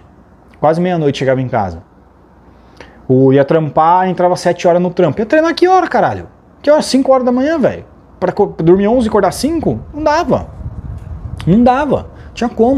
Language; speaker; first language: Portuguese; native; Portuguese